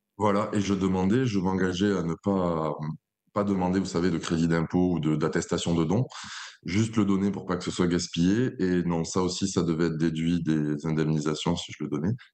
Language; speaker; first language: French; native; French